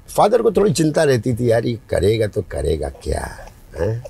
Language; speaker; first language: Hindi; native; Hindi